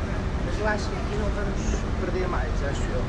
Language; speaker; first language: Portuguese; non-native, learner; German